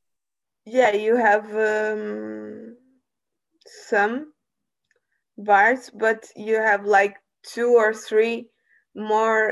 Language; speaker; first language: English; non-native, learner; Portuguese